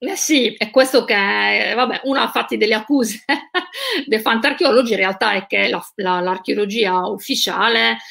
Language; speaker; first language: Italian; native; Italian